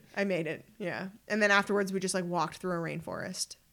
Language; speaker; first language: English; native; English